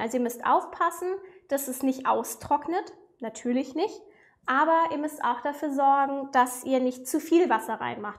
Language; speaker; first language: German; native; German